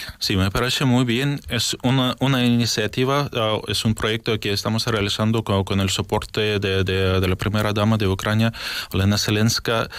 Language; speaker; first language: Spanish; non-native, fluent; Ukrainian